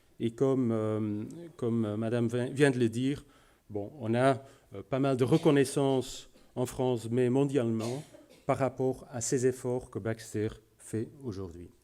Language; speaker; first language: French; non-native, local second language; Dutch